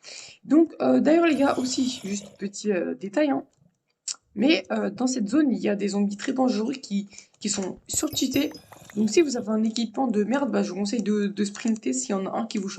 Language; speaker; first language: French; native; French